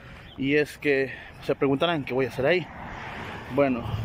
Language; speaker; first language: Spanish; native; Spanish